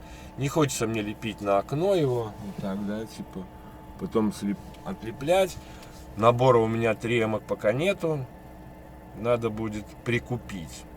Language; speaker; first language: Russian; native; Russian